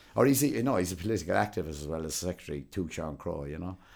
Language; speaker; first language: English; native; English